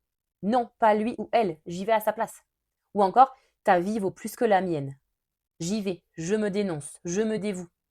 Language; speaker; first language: French; native; French